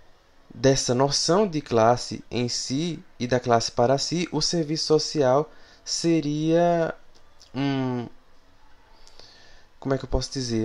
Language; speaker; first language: Portuguese; native; Portuguese